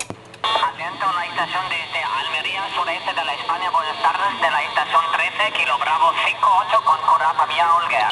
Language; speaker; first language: Spanish; non-native, learner; German